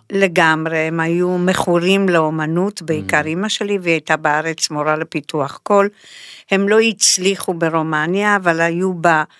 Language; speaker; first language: Hebrew; non-native, fluent; Spanish